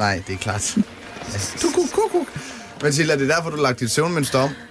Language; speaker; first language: Danish; native; Danish